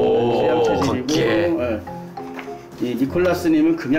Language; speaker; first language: Korean; native; Korean